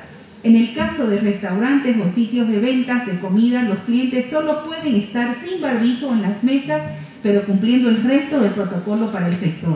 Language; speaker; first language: Spanish; native; Spanish